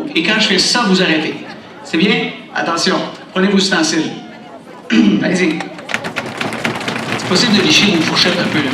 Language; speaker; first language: French; native; French